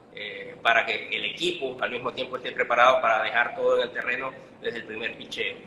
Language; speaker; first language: Spanish; native; Spanish